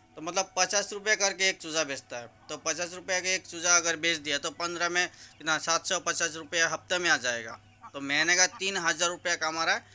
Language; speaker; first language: Hindi; non-native, local second language; Assamese